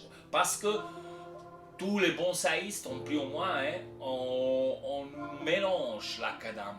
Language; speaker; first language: French; non-native, local second language; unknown